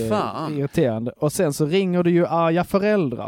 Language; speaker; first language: Swedish; native; Swedish